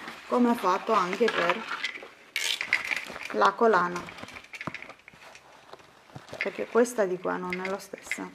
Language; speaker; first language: Italian; non-native, fluent; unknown